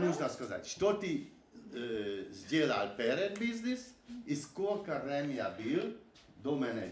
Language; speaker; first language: Russian; non-native, learner; Hungarian